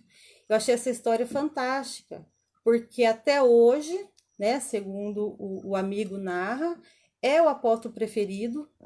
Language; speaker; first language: Portuguese; native; Portuguese